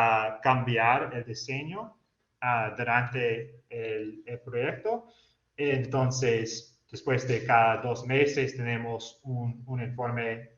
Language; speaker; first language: Spanish; non-native, fluent; English